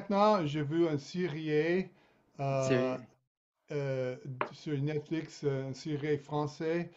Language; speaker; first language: French; non-native, fluent; English